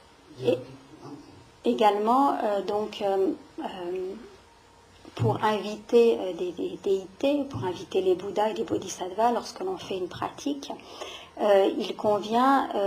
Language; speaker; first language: French; native; French